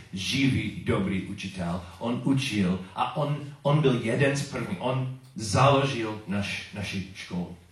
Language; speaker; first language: Czech; non-native, learner; English